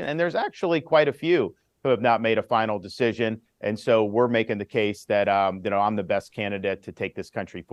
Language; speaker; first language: English; native; English